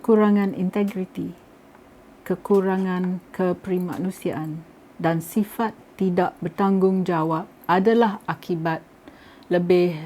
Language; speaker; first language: Malay; native; Malay